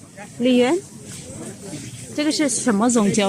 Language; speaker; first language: Chinese; non-native, fluent; Urdu